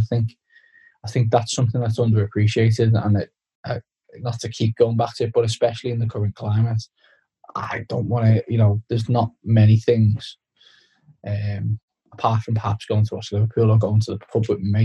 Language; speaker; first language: English; native; English